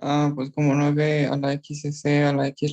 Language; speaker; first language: Spanish; native; Spanish